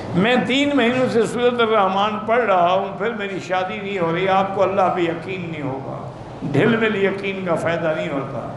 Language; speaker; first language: Urdu; native; Urdu